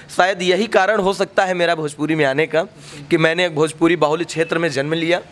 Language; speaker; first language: Hindi; native; Hindi